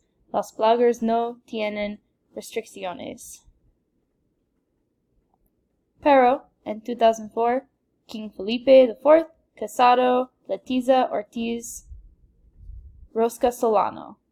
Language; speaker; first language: Spanish; non-native, learner; English